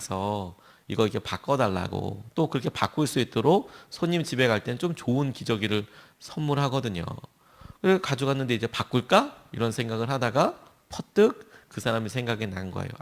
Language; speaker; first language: Korean; native; Korean